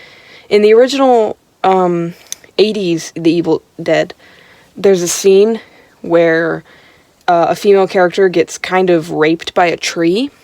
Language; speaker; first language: English; native; English